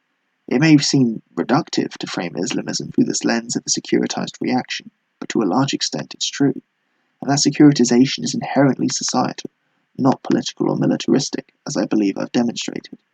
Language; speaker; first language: English; native; English